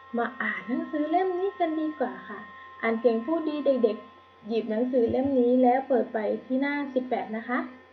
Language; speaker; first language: Thai; native; Thai